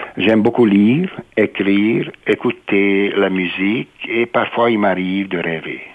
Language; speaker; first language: French; non-native, fluent; Hungarian